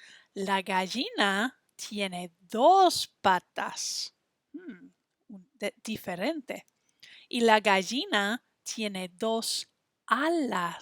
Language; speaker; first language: Spanish; non-native, fluent; English